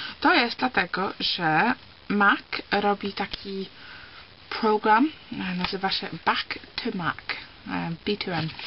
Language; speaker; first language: Polish; early bilingual, heritage; Polish